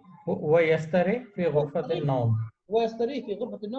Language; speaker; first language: Arabic; non-native, learner; Urdu